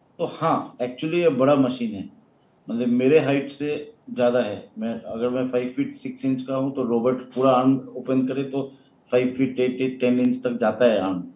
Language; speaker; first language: Hindi; native; Hindi